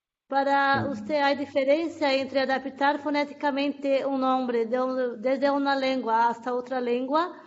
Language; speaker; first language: Spanish; non-native, fluent; Portuguese